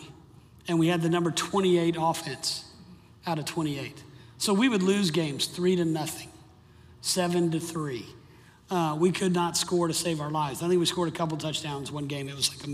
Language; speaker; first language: English; native; English